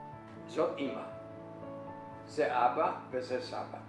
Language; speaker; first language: Hebrew; non-native, fluent; Yiddish